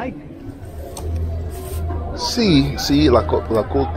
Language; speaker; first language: Spanish; non-native, learner; English